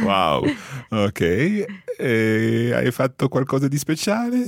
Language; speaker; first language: Italian; non-native, fluent; English